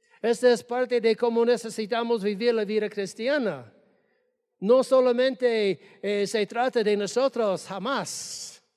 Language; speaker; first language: Spanish; non-native, fluent; English